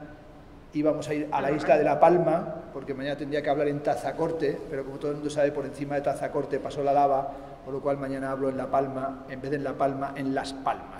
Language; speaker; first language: Spanish; native; Spanish